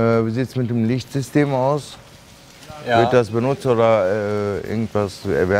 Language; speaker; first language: German; non-native, fluent; Turkish